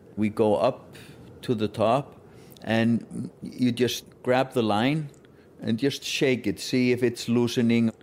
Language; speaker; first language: English; non-native, fluent; Icelandic